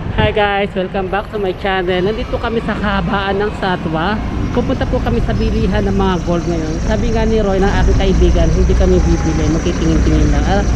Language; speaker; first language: Filipino; non-native, local second language; Cebuano